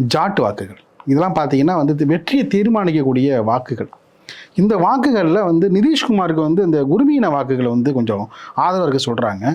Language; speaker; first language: Tamil; native; Tamil